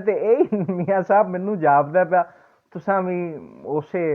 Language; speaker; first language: Urdu; non-native, local second language; Punjabi